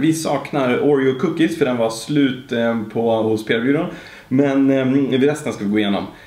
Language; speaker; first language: Swedish; native; Swedish